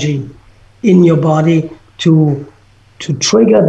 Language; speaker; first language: English; non-native, fluent; German